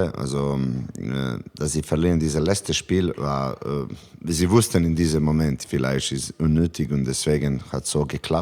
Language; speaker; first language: German; non-native, learner; Serbian